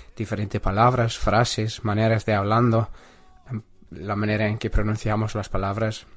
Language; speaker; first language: Spanish; non-native, learner; English